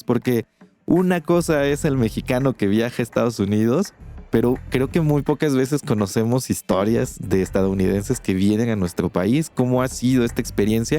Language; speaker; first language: Spanish; native; Spanish